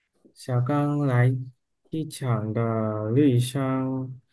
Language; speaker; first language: Chinese; non-native, learner; Vietnamese